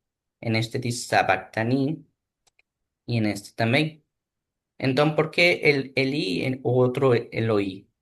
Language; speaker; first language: Spanish; non-native, learner; Portuguese